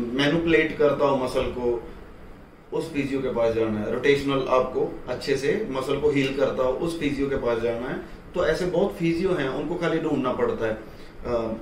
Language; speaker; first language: Hindi; non-native, local second language; Punjabi